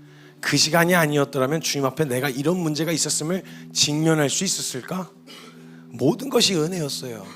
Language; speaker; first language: Korean; native; Korean